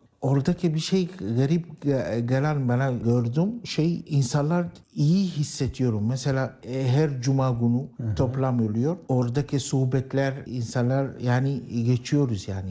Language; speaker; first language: Turkish; non-native, learner; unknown